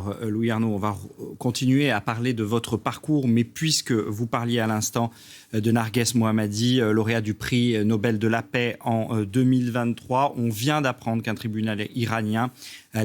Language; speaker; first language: French; native; French